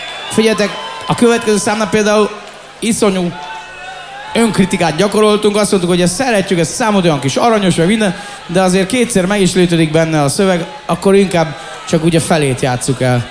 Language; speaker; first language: Hungarian; native; Hungarian